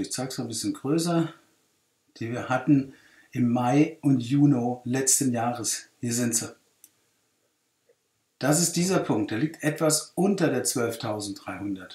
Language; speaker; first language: German; native; German